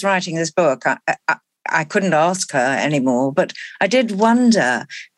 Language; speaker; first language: English; native; English